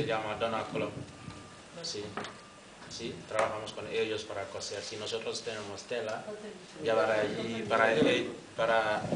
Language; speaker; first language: Spanish; non-native, learner; Wolof